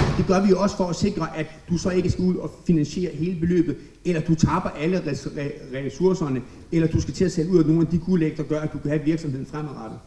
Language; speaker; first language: Danish; native; Danish